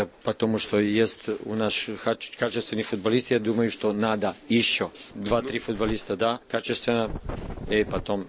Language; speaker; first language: Russian; non-native, learner; Serbian